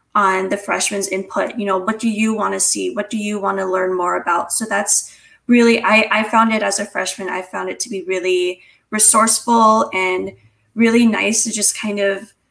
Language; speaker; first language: English; native; English